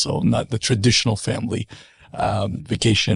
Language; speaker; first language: English; non-native, fluent; Arabic